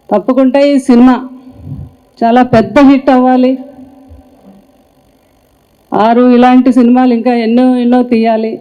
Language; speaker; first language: Telugu; native; Telugu